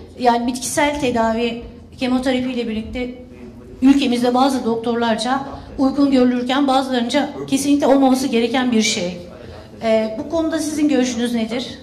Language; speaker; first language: Turkish; native; Turkish